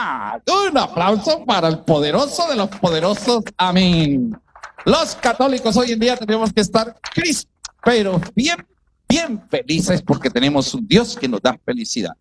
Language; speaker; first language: Spanish; native; Spanish